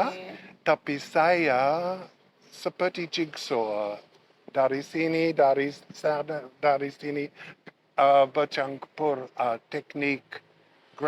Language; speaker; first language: Indonesian; non-native, learner; English